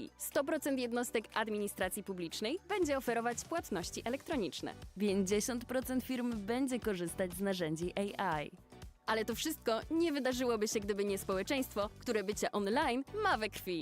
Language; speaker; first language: Polish; native; Polish